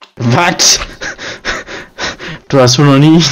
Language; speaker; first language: German; native; German